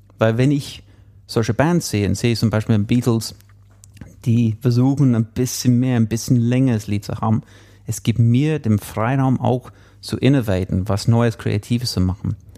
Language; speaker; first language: German; non-native, fluent; English